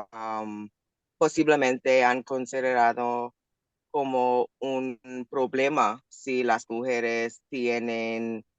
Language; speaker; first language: Spanish; non-native, learner; English